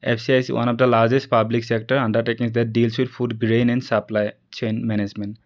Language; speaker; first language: English; non-native, local second language; Assamese